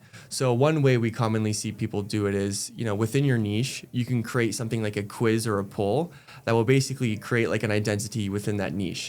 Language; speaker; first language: English; native; English